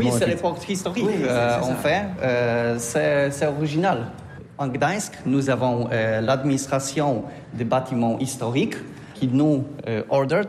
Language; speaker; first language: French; non-native, learner; Polish